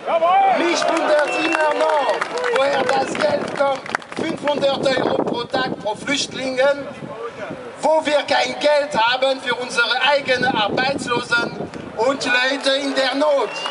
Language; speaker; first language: German; non-native, fluent; French